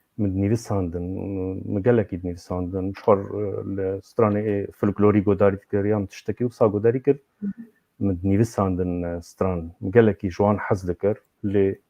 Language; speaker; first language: Kurdish; native; Kurdish